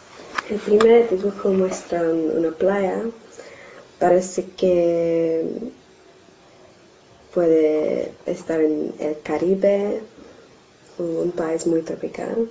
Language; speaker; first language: Spanish; non-native, learner; English